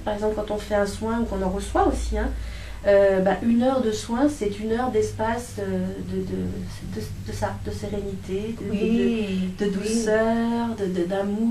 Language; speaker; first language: French; native; French